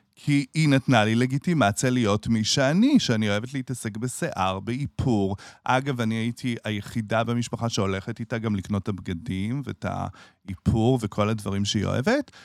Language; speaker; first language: Hebrew; native; Hebrew